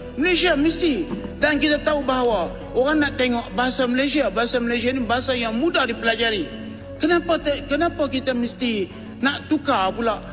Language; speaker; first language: Malay; native; Malay